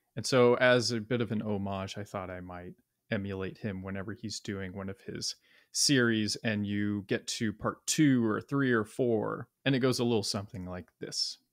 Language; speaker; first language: English; native; English